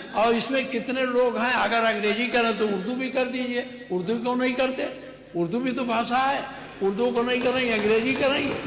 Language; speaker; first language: Hindi; native; Hindi